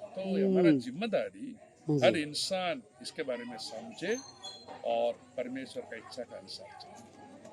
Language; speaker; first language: Hindi; non-native, local second language; Malayalam